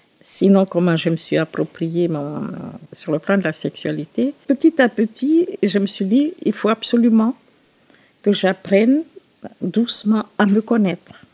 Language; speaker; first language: French; non-native, local second language; Susu